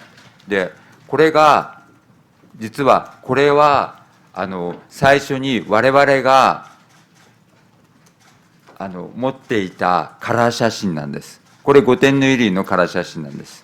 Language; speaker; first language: Japanese; native; Japanese